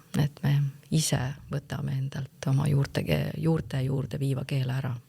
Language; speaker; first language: Estonian; native; Estonian